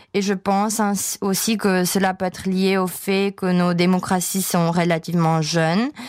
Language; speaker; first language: French; non-native, fluent; Czech